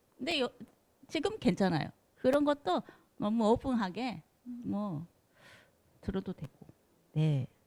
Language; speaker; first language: Korean; non-native, fluent; Japanese